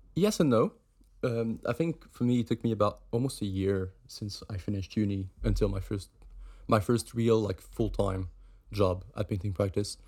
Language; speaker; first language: English; non-native, fluent; German